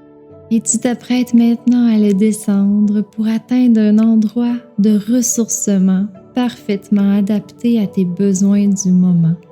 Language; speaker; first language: French; native; French